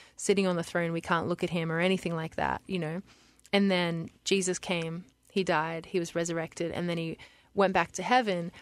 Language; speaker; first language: English; native; English